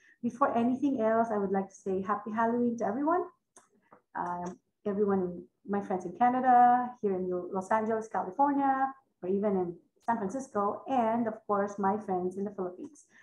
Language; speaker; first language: English; non-native, local second language; Filipino